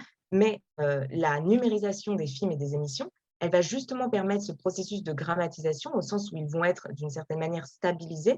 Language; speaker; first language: French; native; French